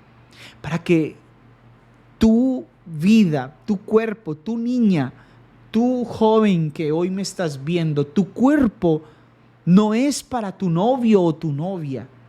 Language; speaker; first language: Spanish; native; Spanish